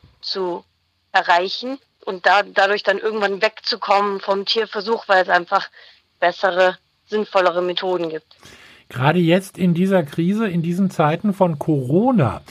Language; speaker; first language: German; native; German